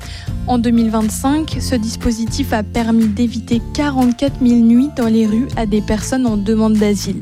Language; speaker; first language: French; native; French